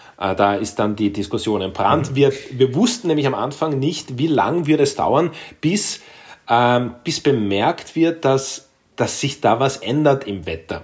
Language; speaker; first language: German; native; German